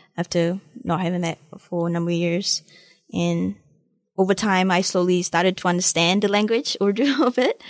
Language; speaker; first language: English; early bilingual, other home language; Malay